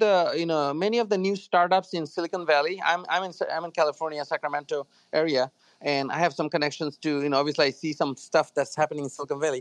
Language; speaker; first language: English; non-native, local second language; Bangla